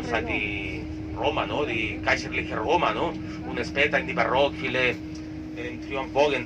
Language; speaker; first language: German; non-native, learner; Catalan